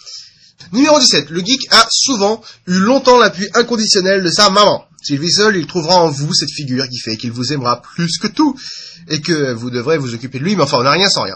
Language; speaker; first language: French; native; French